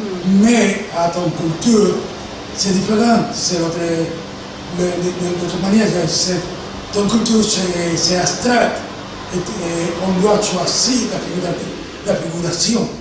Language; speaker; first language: French; non-native, fluent; Spanish